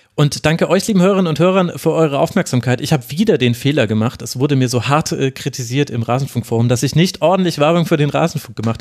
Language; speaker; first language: German; native; German